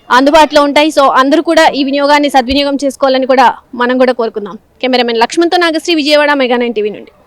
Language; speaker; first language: Telugu; native; Telugu